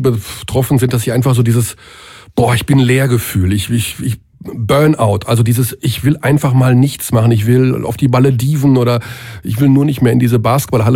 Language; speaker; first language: German; native; German